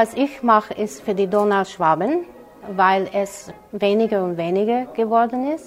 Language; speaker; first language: German; early bilingual, heritage; German